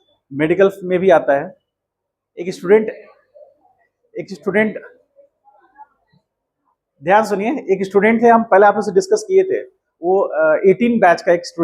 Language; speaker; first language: Hindi; native; Hindi